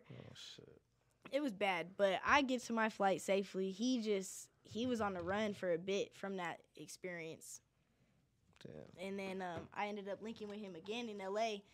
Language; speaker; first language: English; native; English